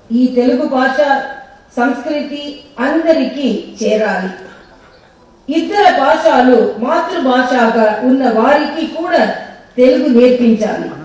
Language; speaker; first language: Telugu; non-native, learner; Tamil